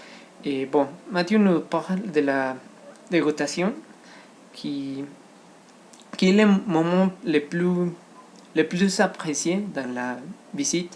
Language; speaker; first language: French; non-native, learner; Spanish